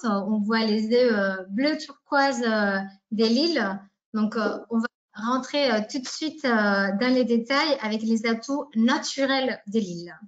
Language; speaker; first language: French; native; French